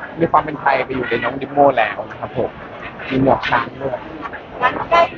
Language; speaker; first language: Thai; native; Thai